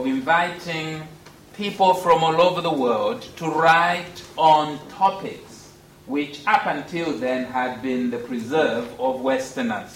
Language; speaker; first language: English; non-native, local second language; Bemba